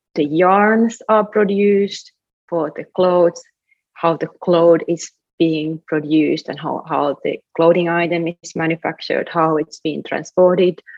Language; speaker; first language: English; non-native, fluent; Finnish